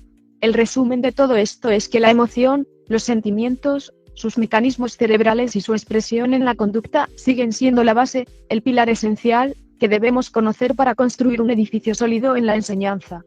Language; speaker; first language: Spanish; native; Spanish